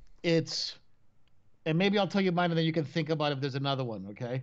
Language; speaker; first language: English; non-native, fluent; Spanish